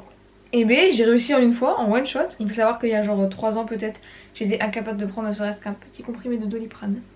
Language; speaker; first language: French; native; French